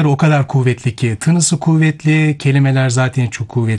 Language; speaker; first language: Turkish; native; Turkish